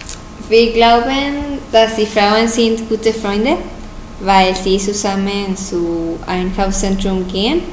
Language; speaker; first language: German; non-native, learner; Spanish